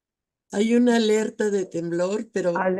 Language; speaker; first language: Spanish; native; Spanish